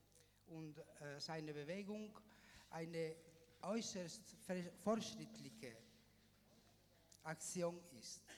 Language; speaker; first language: German; non-native, fluent; Italian